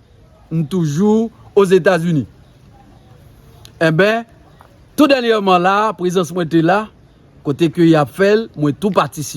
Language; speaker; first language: French; non-native, local second language; Haitian Creole